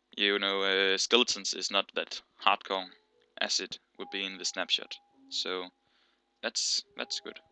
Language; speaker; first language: English; non-native, learner; Danish